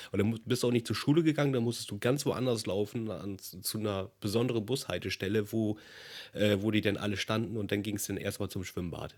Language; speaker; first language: German; native; German